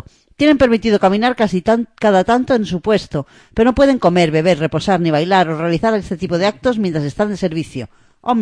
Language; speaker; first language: Spanish; native; Spanish